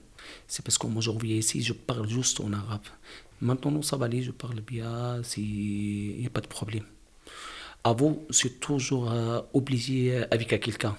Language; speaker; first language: French; non-native, learner; Arabic